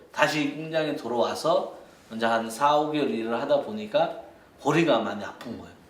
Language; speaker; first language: Korean; non-native, fluent; Bangla